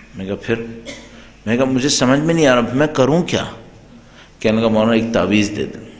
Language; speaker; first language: Urdu; native; Urdu